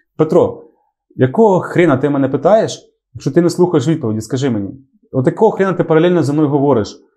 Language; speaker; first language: Ukrainian; native; Ukrainian